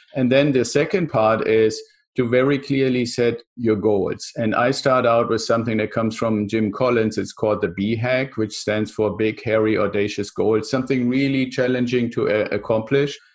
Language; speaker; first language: English; non-native, fluent; German